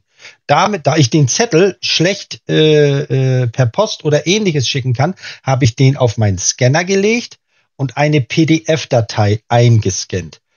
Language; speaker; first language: German; native; German